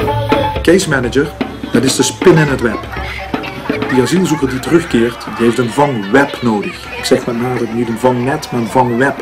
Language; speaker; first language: Dutch; native; Dutch